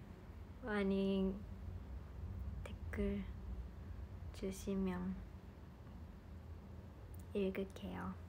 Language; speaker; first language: Korean; non-native, fluent; Japanese